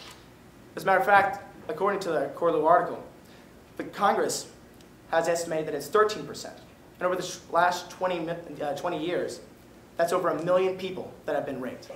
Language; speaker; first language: English; native; English